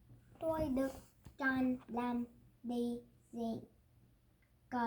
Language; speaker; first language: Vietnamese; non-native, learner; English